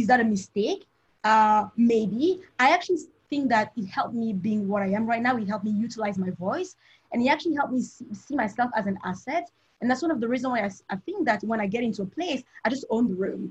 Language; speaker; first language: English; non-native, local second language; French